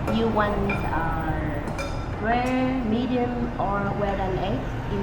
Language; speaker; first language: English; non-native, fluent; Vietnamese